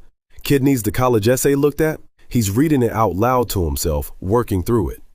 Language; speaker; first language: English; native; English